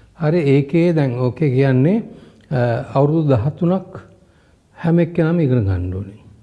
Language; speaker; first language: Sinhala; non-native, local second language; Tamil